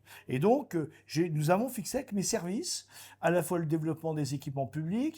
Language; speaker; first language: French; native; French